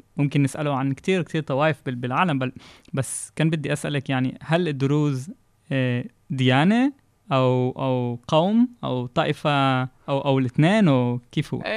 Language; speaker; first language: Arabic; non-native, fluent; Hebrew